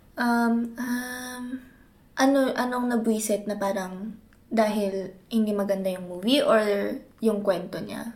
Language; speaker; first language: Filipino; early bilingual, heritage; Filipino